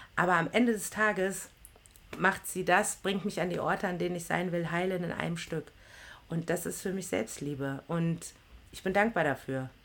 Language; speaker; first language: German; native; German